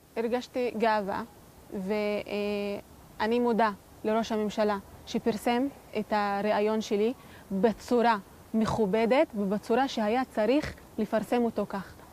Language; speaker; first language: Hebrew; non-native, local second language; Arabic